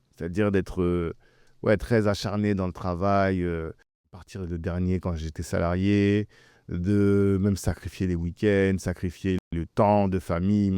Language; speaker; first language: French; early bilingual, other home language; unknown